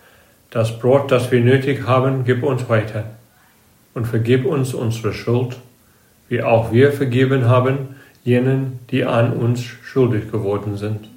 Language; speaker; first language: German; non-native, fluent; English